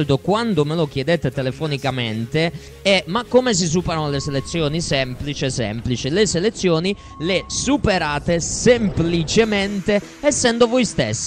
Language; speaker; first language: Italian; native; Italian